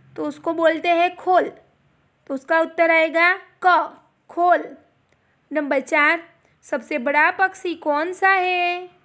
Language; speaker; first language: Hindi; non-native, local second language; Gujarati